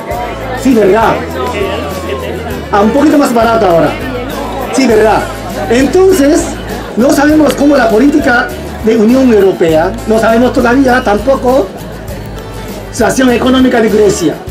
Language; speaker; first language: Spanish; non-native, learner; Japanese